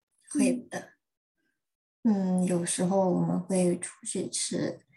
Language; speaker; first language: Chinese; early bilingual, heritage; Chinese